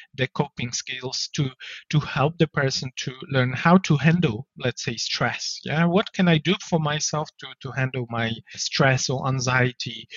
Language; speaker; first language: English; non-native, fluent; Polish